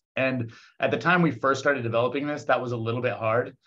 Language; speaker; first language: English; native; English